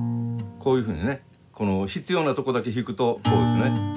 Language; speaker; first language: Japanese; native; Japanese